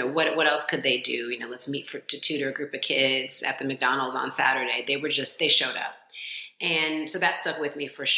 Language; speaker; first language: English; native; English